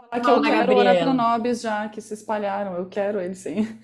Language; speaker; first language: Portuguese; native; Portuguese